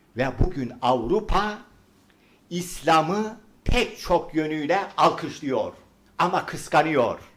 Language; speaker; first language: Turkish; native; Turkish